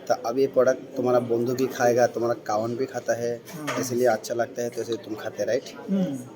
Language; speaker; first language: Hindi; non-native, learner; Bangla